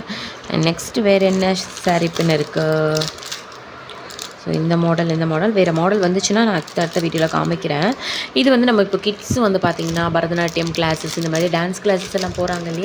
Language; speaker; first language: Tamil; native; Tamil